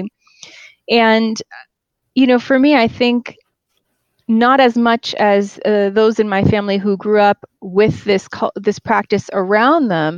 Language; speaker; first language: English; native; English